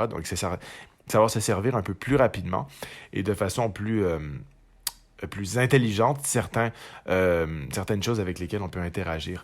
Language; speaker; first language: French; native; French